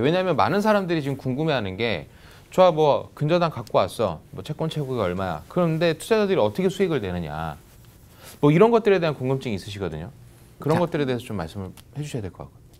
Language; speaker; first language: Korean; native; Korean